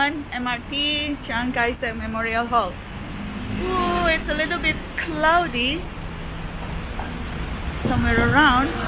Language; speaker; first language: English; non-native, fluent; Indonesian